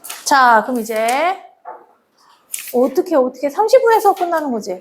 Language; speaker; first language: Korean; native; Korean